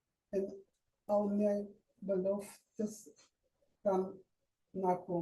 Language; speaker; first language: Dutch; non-native, learner; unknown